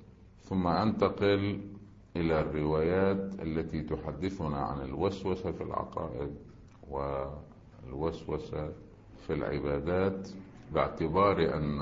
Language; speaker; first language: Arabic; native; Arabic